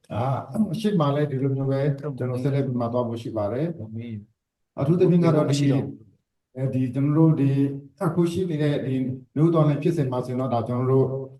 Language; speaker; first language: Burmese; non-native, local second language; Shwe Palaung